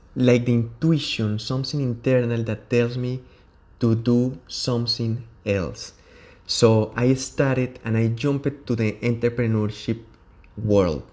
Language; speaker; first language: English; non-native, learner; Spanish